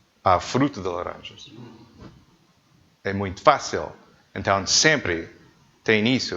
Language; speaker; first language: Portuguese; non-native, learner; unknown